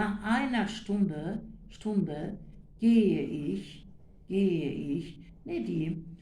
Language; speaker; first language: German; non-native, fluent; Turkish